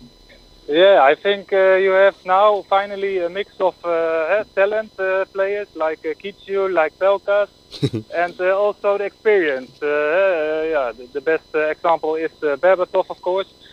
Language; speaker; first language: English; non-native, fluent; Dutch